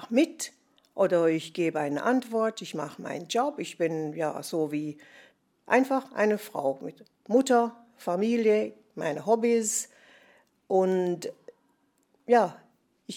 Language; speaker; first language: German; non-native, fluent; English